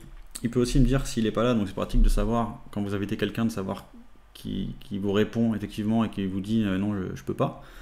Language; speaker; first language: French; native; French